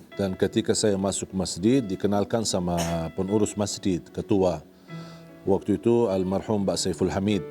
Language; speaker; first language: Indonesian; non-native, fluent; Arabic